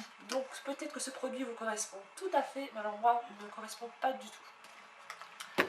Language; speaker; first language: French; native; French